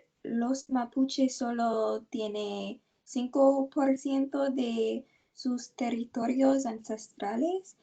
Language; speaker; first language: Spanish; non-native, learner; English